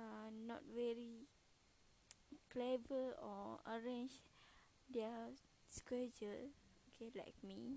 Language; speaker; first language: English; non-native, learner; Malay